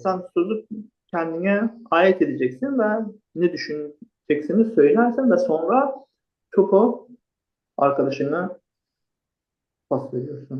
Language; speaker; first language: Turkish; non-native, fluent; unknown